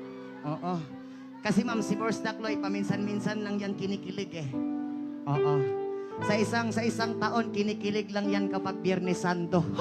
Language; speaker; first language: Filipino; non-native, local second language; Cebuano